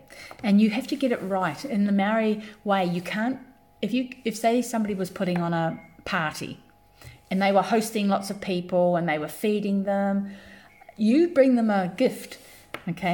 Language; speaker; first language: English; native; English